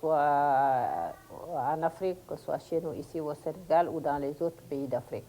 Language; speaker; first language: French; non-native, local second language; Fula